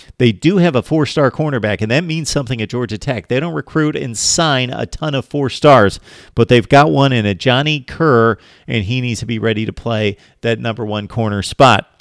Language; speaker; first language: English; native; English